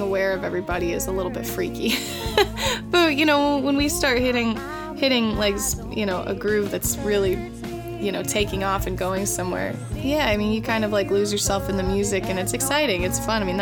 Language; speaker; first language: English; native; English